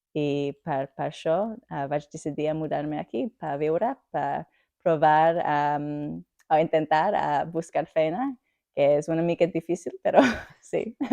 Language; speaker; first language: Catalan; non-native, learner; English